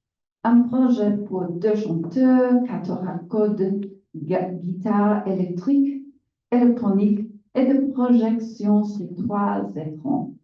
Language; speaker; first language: French; non-native, learner; English